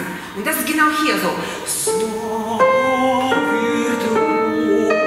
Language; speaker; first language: German; non-native, fluent; Russian